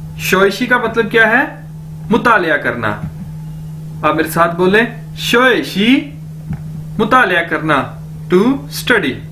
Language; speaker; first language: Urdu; native; Urdu